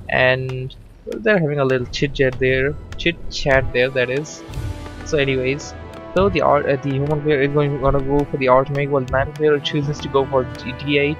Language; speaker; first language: English; non-native, fluent; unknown